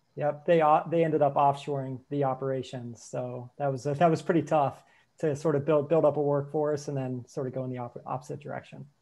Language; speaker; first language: English; native; English